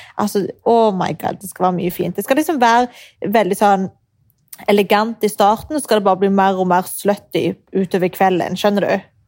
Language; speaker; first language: Norwegian; early bilingual, other home language; Arabic